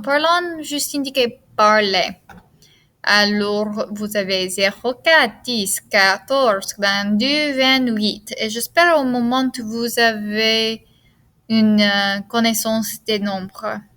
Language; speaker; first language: French; non-native, fluent; English